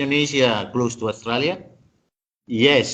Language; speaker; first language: English; non-native, learner; Indonesian